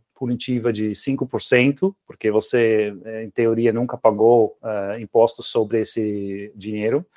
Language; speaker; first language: Portuguese; non-native, fluent; Dutch